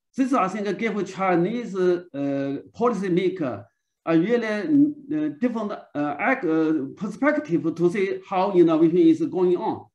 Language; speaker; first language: English; non-native, learner; Chinese